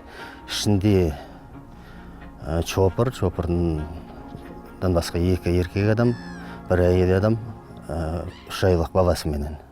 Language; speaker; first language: Kazakh; native; Kazakh